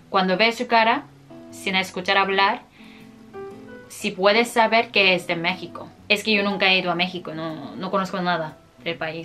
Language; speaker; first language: Spanish; non-native, fluent; Korean